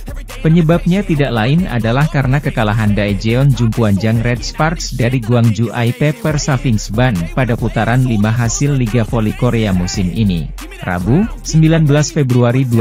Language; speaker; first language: Indonesian; native; Indonesian